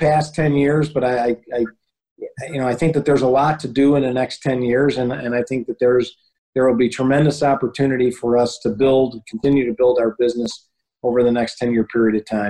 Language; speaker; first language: English; native; English